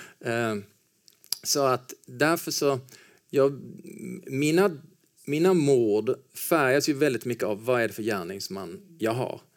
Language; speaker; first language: Swedish; native; Swedish